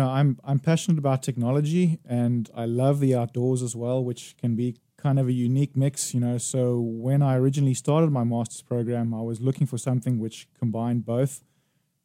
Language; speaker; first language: English; native; English